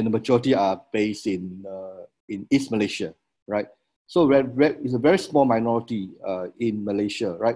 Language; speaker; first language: English; non-native, local second language; Min Nan Chinese